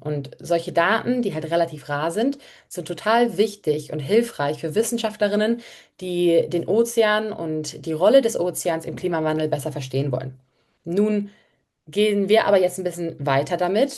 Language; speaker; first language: German; native; German